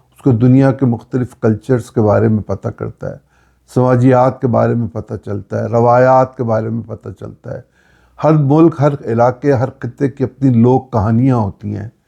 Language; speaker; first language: Urdu; non-native, local second language; Punjabi